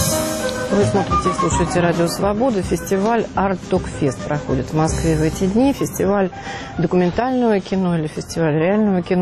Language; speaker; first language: Russian; native; Russian